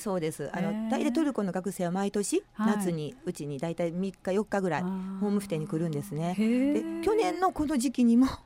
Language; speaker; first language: Japanese; native; Japanese